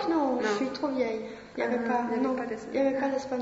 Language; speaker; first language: French; non-native, fluent; Swedish